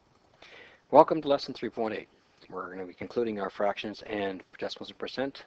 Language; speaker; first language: English; native; English